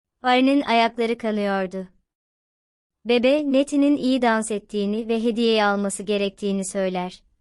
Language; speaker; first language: Turkish; native; Turkish